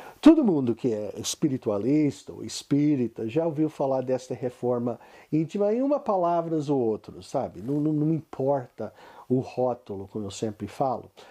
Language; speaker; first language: Portuguese; non-native, fluent; English